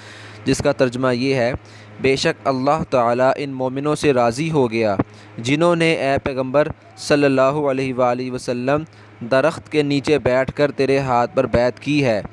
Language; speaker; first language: Urdu; native; Urdu